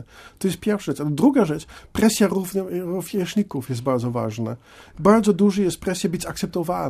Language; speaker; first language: Polish; non-native, fluent; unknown